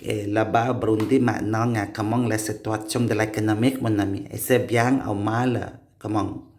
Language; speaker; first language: French; non-native, learner; Indonesian